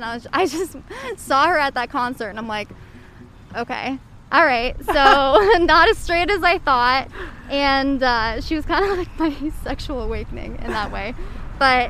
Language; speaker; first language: English; native; English